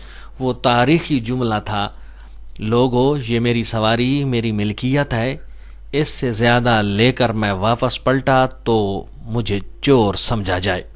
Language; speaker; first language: Urdu; native; Urdu